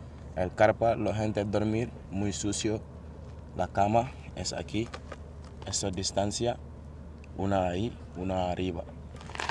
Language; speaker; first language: Spanish; non-native, learner; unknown